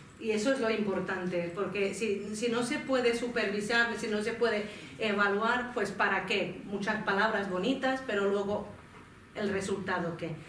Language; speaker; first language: Spanish; non-native, fluent; Finnish